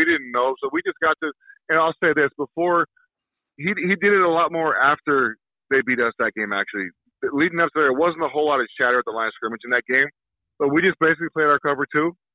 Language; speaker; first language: English; native; English